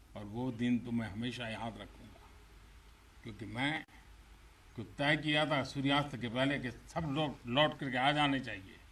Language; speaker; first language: Hindi; non-native, local second language; Gujarati